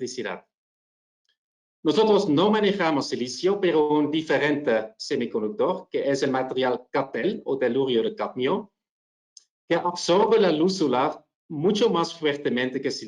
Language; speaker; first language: Spanish; non-native, fluent; Dutch